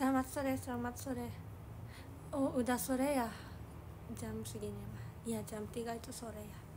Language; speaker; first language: Indonesian; non-native, learner; Japanese